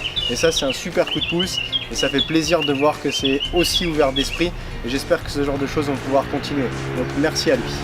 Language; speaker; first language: French; native; French